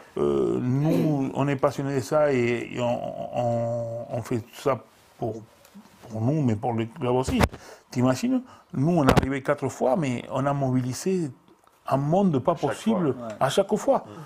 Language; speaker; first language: French; non-native, fluent; Spanish